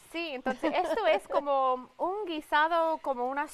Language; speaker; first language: Spanish; early bilingual, heritage; English